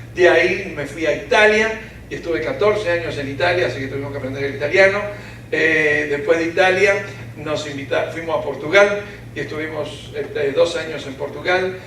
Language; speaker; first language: Spanish; early bilingual, other home language; Ukrainian